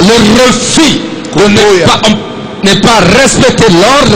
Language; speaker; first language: French; non-native, local second language; Lingala